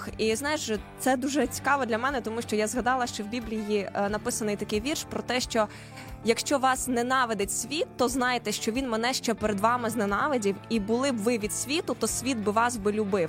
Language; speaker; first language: Ukrainian; native; Ukrainian